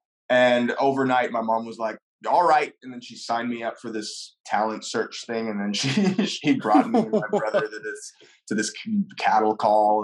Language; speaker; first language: English; non-native, fluent; French